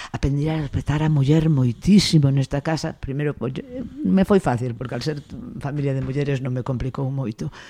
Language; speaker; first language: Galician; non-native, local second language; Spanish